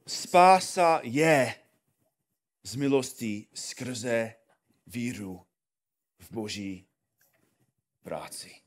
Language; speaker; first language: Czech; non-native, fluent; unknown